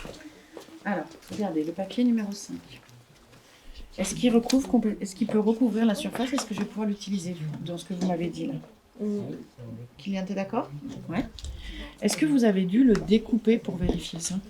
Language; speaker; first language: French; native; French